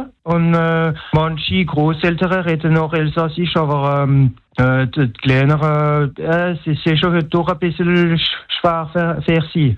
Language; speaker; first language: German; non-native, local second language; French